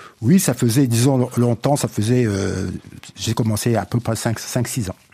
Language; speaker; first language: French; non-native, local second language; Duala